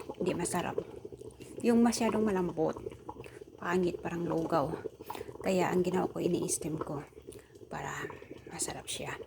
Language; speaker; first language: Filipino; non-native, local second language; Cebuano